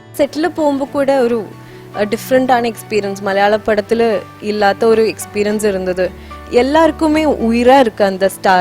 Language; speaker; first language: Tamil; non-native, learner; Malayalam